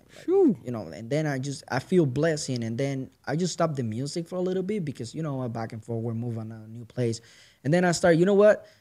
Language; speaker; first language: English; non-native, learner; Spanish